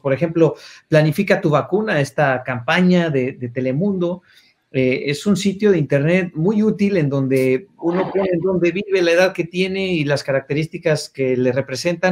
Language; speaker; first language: Spanish; native; Spanish